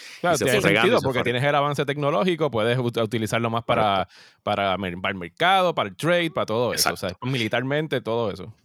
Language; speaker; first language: Spanish; native; Spanish